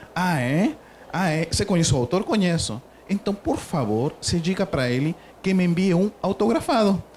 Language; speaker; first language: Portuguese; non-native, fluent; Spanish